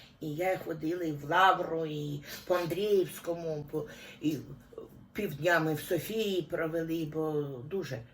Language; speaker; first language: Ukrainian; non-native, local second language; Russian